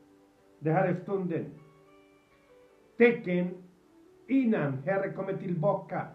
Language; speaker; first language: Swedish; non-native, fluent; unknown